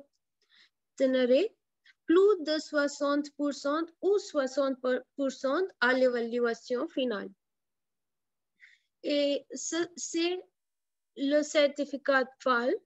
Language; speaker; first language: French; non-native, fluent; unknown